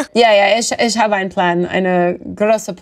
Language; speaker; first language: German; non-native, learner; English